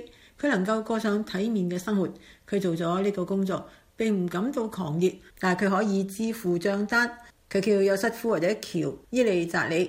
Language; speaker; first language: Chinese; non-native, local second language; Cantonese